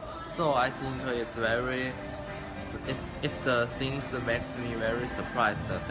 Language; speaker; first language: English; non-native, learner; Chinese